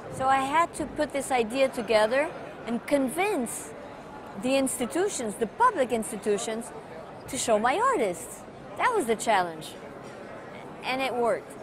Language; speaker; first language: English; non-native, fluent; Portuguese